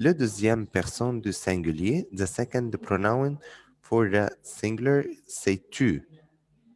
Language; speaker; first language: French; non-native, fluent; Arabic